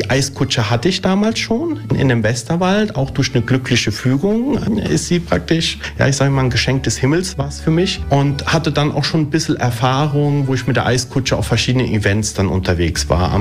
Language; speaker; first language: German; early bilingual, other home language; Italian